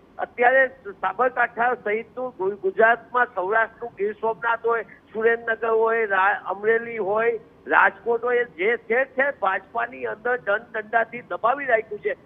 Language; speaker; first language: Gujarati; native; Gujarati